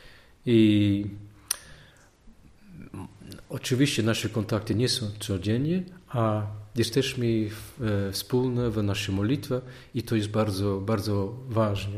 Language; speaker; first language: Polish; non-native, learner; Dutch